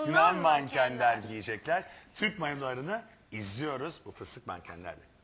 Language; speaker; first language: Turkish; native; Turkish